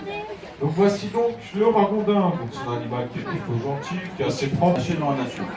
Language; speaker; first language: French; native; French